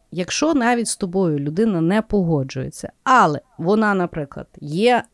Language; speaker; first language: Ukrainian; native; Ukrainian